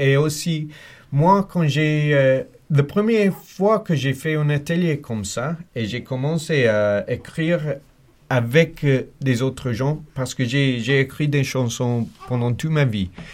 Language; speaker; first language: French; non-native, fluent; English